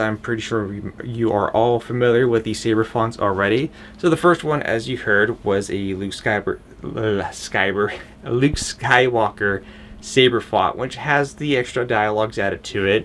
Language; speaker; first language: English; native; English